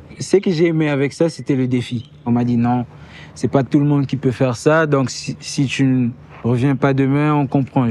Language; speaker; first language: French; early bilingual, heritage; Lingala